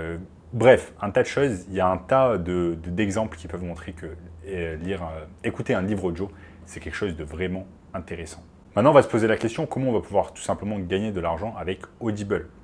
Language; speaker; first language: French; native; French